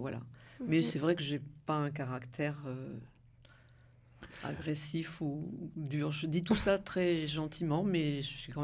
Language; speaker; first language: French; native; French